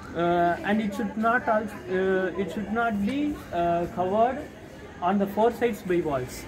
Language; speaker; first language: English; non-native, local second language; Tamil